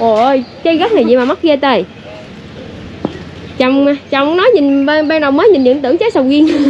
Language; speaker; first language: Vietnamese; native; Vietnamese